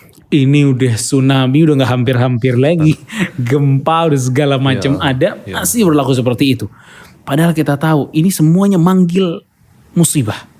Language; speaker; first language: Indonesian; native; Indonesian